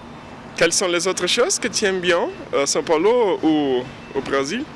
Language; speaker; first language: French; non-native, fluent; Portuguese